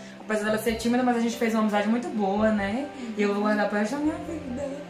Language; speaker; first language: Portuguese; native; Portuguese